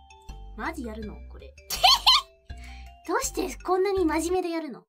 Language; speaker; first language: Japanese; non-native, fluent; English